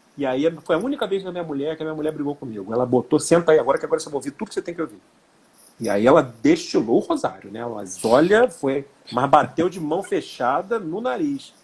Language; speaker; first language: Portuguese; native; Portuguese